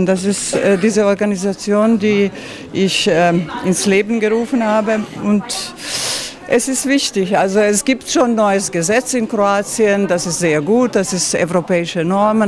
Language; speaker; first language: German; non-native, fluent; Croatian